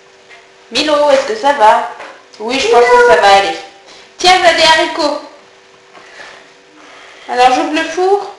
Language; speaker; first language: French; native; French